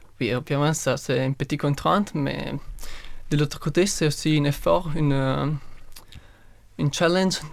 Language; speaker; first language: French; non-native, learner; Italian